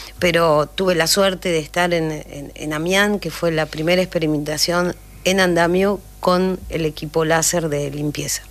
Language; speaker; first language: Spanish; native; Spanish